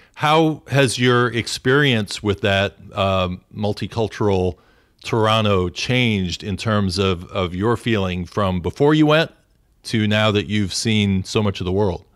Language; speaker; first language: English; native; English